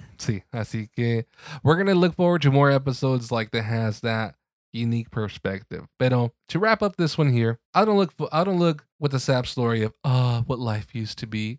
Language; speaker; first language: English; early bilingual, other home language; Spanish